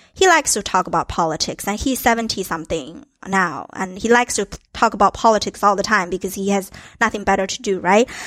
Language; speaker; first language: English; non-native, fluent; Chinese